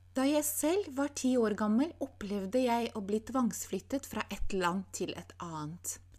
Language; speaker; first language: Norwegian; non-native, fluent; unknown